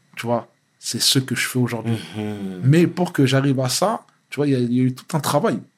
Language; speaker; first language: French; native; French